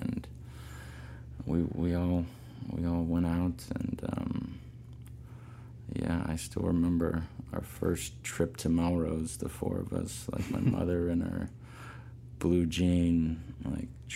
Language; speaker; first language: English; native; English